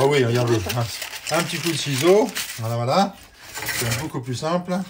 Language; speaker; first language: French; native; French